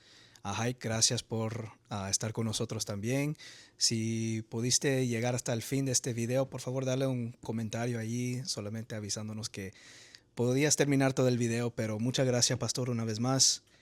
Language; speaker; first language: Spanish; early bilingual, heritage; Spanish